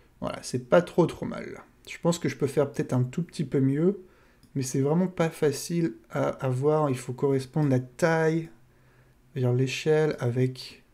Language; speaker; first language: French; native; French